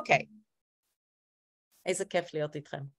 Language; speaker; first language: Hebrew; non-native, fluent; English